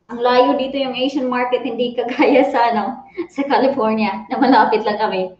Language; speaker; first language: Filipino; non-native, local second language; Cebuano